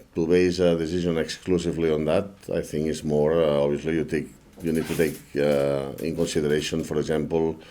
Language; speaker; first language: English; non-native, fluent; Spanish